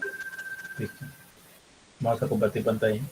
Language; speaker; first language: Spanish; native; Spanish